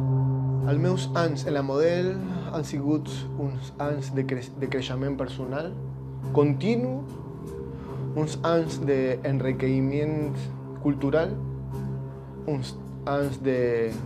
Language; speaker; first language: Catalan; non-native, fluent; Spanish